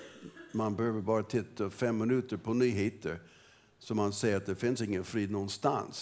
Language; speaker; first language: Swedish; non-native, fluent; English